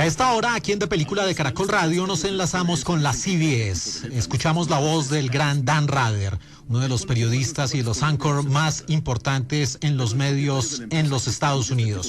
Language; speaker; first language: Spanish; native; Spanish